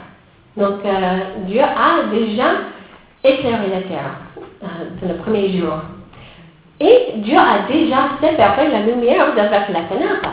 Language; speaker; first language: French; non-native, fluent; English